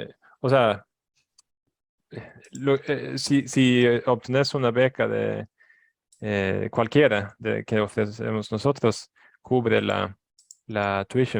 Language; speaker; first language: Spanish; non-native, fluent; Swedish